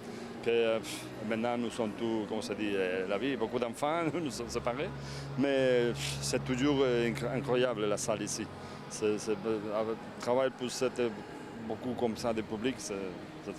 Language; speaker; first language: French; non-native, learner; Spanish